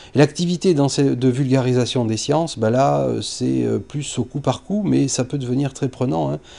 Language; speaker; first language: French; native; French